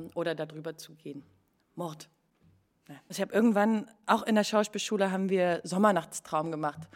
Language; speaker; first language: German; native; German